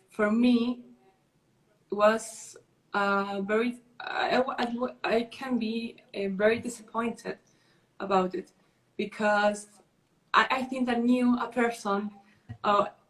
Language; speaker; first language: English; non-native, learner; Spanish